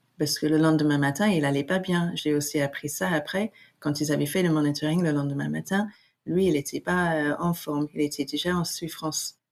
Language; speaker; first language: French; non-native, fluent; English